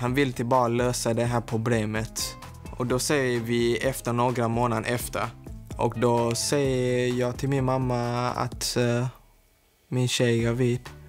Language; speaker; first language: Swedish; non-native, learner; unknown